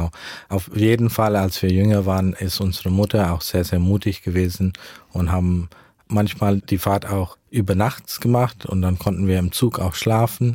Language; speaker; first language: German; early bilingual, heritage; German